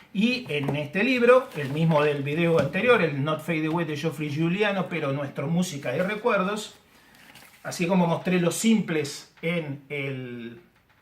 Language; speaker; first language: Spanish; native; Spanish